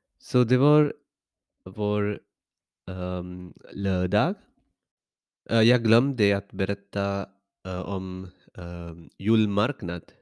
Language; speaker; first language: Swedish; non-native, learner; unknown